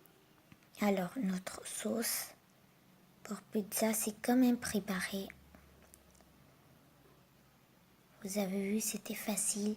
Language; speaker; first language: French; non-native, learner; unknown